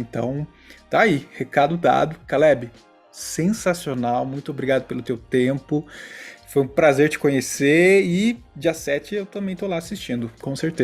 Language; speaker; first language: Portuguese; native; Portuguese